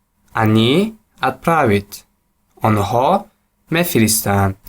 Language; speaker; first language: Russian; non-native, local second language; Tajik